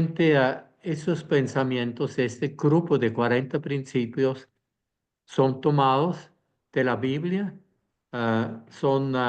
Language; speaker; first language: Spanish; non-native, fluent; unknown